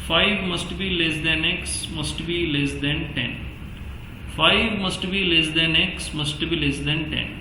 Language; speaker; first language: English; non-native, local second language; Hindi